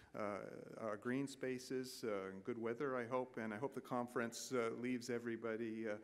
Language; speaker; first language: English; native; English